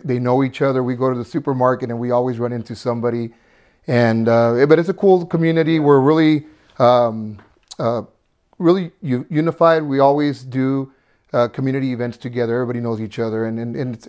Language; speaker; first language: English; early bilingual, other home language; Spanish